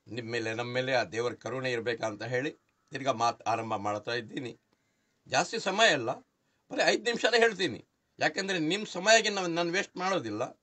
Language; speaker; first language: Kannada; non-native, local second language; Urdu